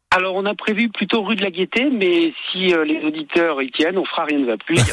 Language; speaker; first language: French; native; French